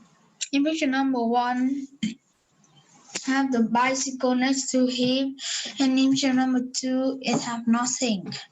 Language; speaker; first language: English; non-native, learner; Vietnamese